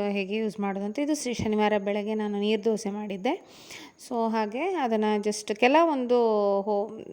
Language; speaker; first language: Kannada; non-native, local second language; Tulu